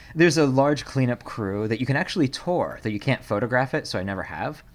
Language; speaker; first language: English; native; English